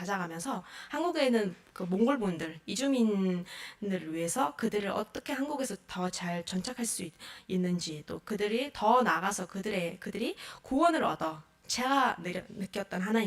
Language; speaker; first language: Korean; non-native, fluent; Mongolian